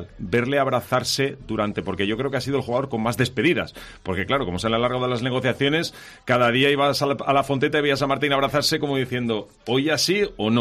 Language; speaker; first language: Spanish; native; Spanish